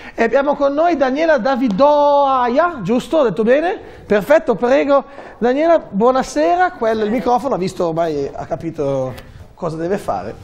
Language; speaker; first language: Italian; native; Italian